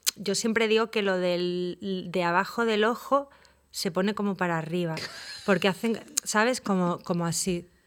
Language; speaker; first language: Spanish; native; Spanish